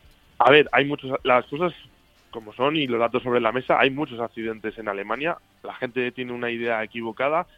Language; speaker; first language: Spanish; native; Spanish